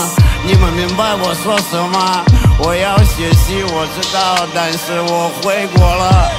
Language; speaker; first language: Chinese; non-native, learner; Russian